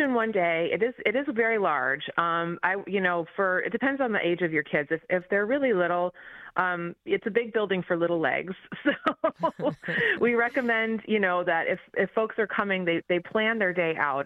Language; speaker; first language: English; native; English